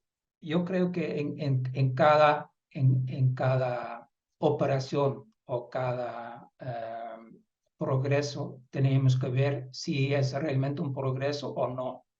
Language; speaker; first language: Spanish; non-native, fluent; Dutch